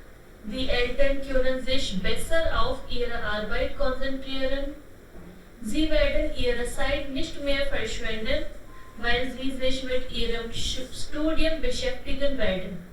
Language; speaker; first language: German; non-native, learner; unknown